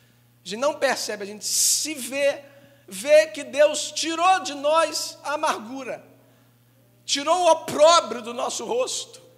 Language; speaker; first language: Portuguese; native; Portuguese